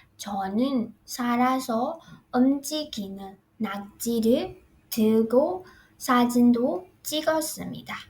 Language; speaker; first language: Korean; non-native, fluent; Burmese